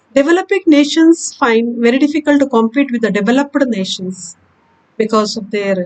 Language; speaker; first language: English; non-native, local second language; Kannada